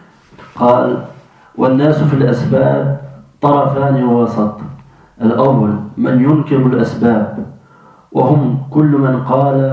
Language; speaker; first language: Arabic; non-native, fluent; French